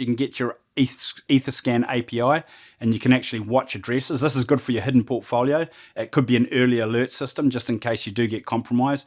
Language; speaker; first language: English; native; English